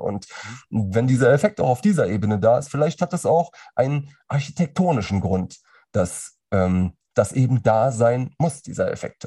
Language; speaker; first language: German; native; German